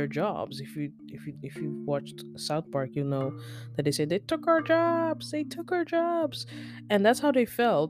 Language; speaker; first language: English; non-native, fluent; Dutch